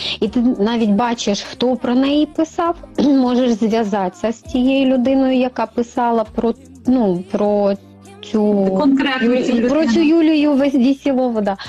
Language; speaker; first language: Ukrainian; native; Ukrainian